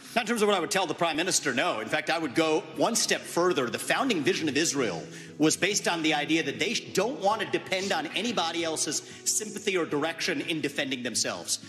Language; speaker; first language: English; native; English